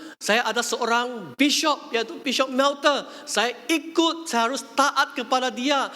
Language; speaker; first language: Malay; non-native, local second language; Chinese